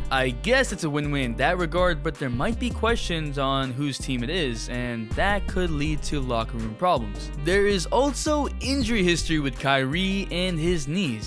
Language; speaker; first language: English; native; English